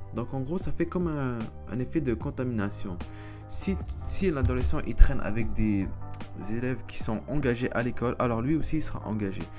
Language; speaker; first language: French; early bilingual, other home language; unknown